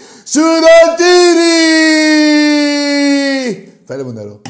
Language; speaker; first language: Greek; native; Greek